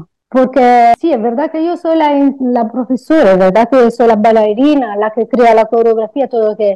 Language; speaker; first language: Spanish; non-native, fluent; Italian